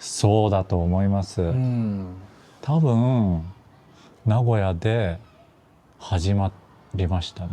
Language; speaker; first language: Japanese; non-native, fluent; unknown